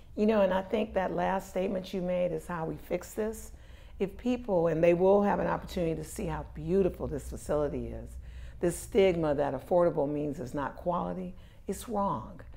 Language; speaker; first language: English; native; English